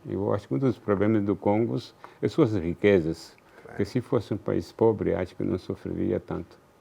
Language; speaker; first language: Portuguese; non-native, fluent; Luba-Lulua